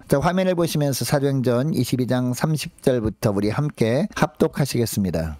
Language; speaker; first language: Korean; native; Korean